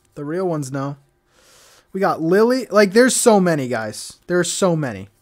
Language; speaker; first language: English; native; English